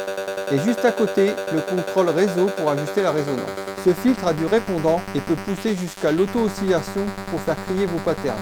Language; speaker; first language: French; native; French